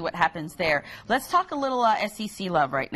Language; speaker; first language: English; native; English